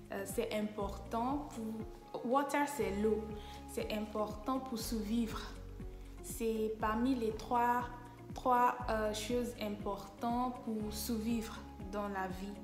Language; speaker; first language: French; non-native, fluent; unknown